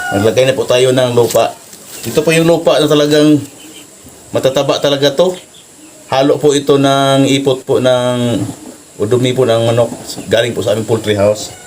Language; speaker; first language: Filipino; non-native, local second language; Cebuano